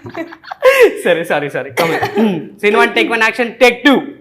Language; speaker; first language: Telugu; native; Telugu